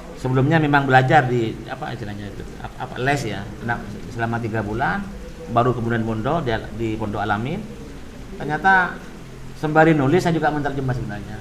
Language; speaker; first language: Indonesian; non-native, local second language; Madurese